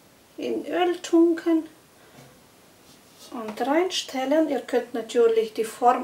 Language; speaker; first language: German; non-native, fluent; Russian